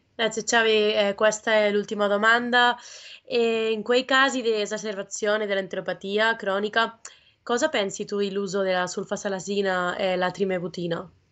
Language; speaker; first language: Italian; non-native, fluent; Spanish